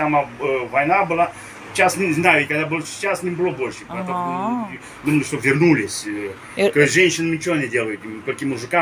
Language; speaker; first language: Russian; non-native, learner; Romanian